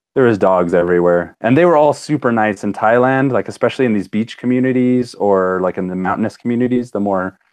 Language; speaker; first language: English; native; English